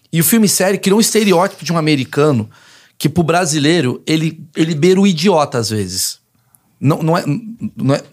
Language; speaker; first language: Portuguese; native; Portuguese